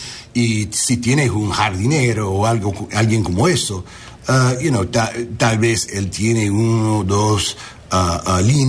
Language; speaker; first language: Spanish; early bilingual, heritage; Spanish